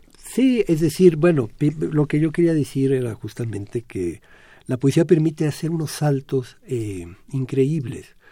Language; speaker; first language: Spanish; non-native, fluent; Italian